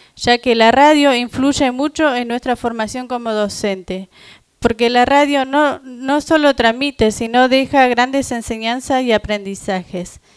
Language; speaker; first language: Spanish; non-native, local second language; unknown